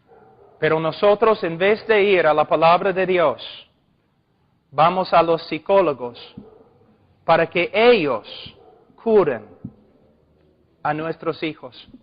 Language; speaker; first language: Spanish; non-native, fluent; English